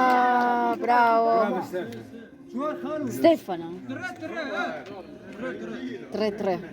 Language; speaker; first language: Italian; non-native, learner; Spanish